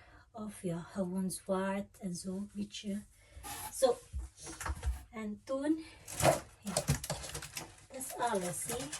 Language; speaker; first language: Dutch; non-native, fluent; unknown